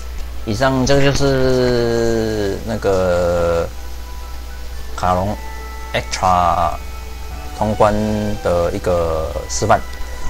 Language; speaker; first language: Chinese; native; Chinese